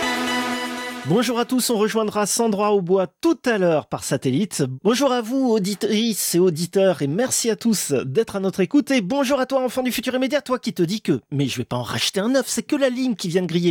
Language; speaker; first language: French; native; French